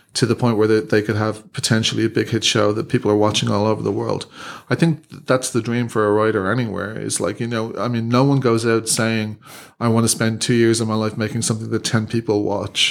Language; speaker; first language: English; native; English